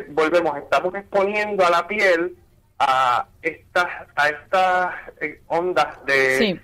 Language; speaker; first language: Spanish; native; Spanish